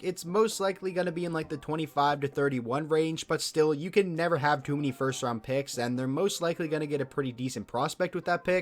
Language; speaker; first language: English; native; English